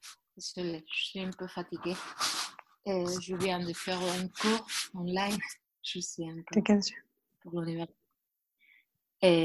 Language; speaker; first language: French; non-native, learner; Spanish